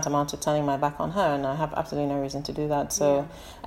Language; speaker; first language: English; native; English